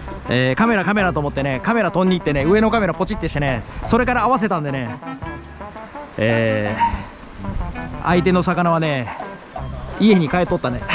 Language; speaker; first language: Japanese; native; Japanese